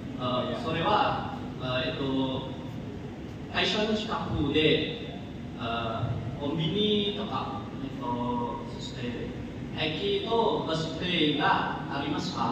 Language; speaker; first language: Japanese; non-native, learner; Indonesian